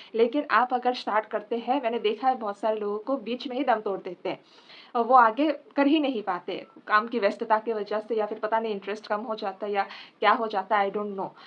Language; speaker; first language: Hindi; non-native, local second language; Assamese